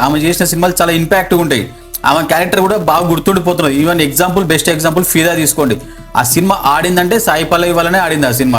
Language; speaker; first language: Telugu; native; Telugu